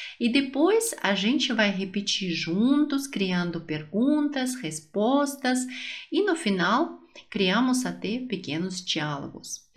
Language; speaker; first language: Portuguese; non-native, fluent; Russian